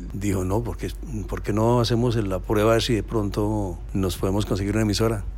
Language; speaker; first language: Spanish; native; Spanish